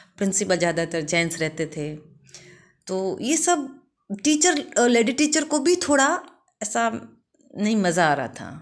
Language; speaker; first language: Hindi; non-native, local second language; Gujarati